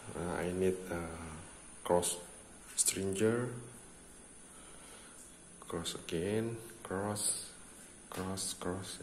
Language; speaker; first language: English; non-native, learner; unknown